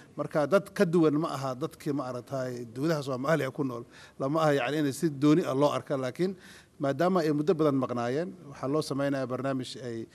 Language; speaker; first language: Somali; native; Somali